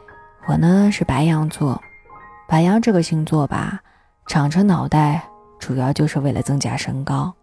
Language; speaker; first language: Chinese; native; Chinese